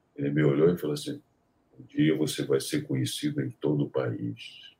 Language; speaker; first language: Portuguese; native; Portuguese